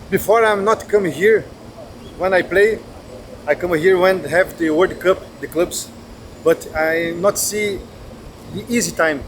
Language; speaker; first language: English; non-native, learner; Portuguese